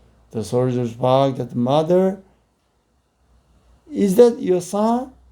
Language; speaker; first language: English; non-native, fluent; Korean